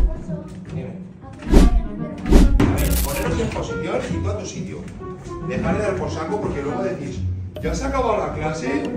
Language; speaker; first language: Spanish; native; Spanish